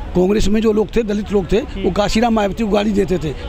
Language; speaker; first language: Hindi; native; Hindi